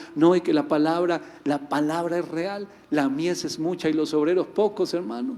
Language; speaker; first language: Spanish; native; Spanish